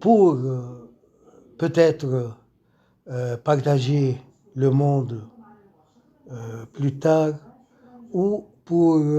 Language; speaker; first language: French; non-native, local second language; Arabic